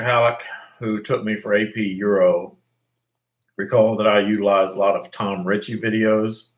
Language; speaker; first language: English; native; English